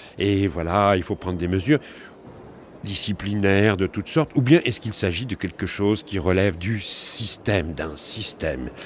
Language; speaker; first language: French; native; French